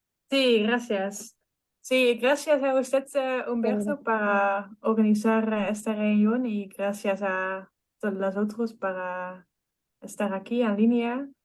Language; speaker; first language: Spanish; non-native, learner; Dutch